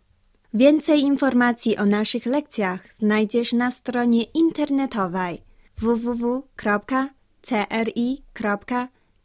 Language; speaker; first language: Polish; non-native, fluent; Chinese